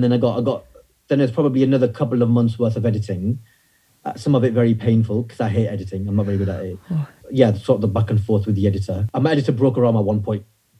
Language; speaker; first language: English; native; English